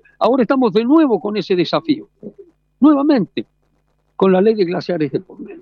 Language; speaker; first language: Spanish; native; Spanish